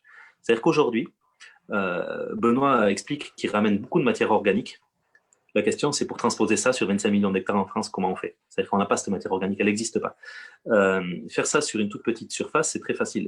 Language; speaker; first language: French; native; French